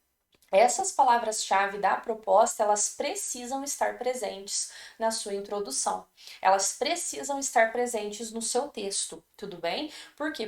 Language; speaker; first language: Portuguese; native; Portuguese